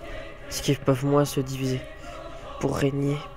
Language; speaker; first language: French; native; French